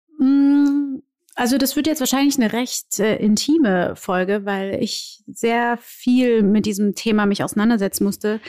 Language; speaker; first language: German; early bilingual, other home language; Portuguese